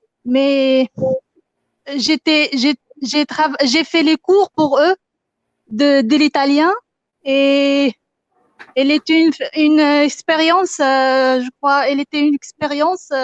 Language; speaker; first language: French; non-native, fluent; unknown